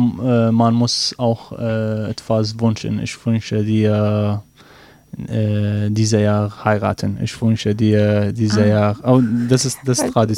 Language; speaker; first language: German; non-native, learner; Arabic